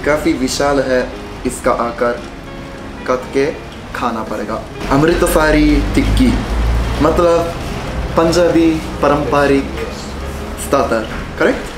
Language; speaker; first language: Hindi; non-native, fluent; Japanese